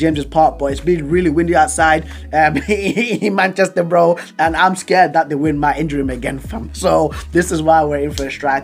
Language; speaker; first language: English; native; English